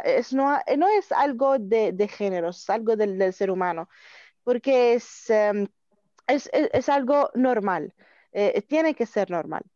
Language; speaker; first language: Spanish; non-native, learner; Arabic